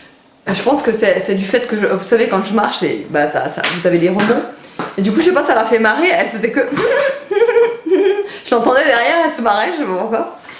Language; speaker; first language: French; native; French